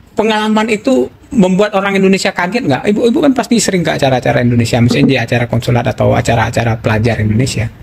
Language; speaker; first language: Indonesian; native; Indonesian